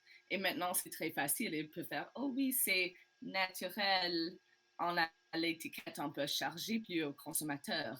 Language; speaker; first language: French; non-native, learner; English